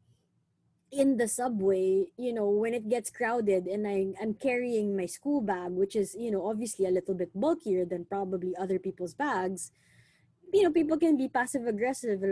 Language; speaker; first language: English; non-native, local second language; Filipino